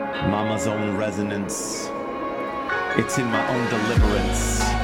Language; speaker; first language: English; native; English